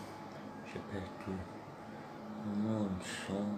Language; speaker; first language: French; non-native, learner; Turkish